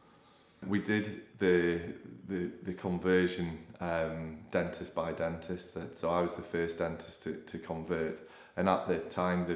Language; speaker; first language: English; native; English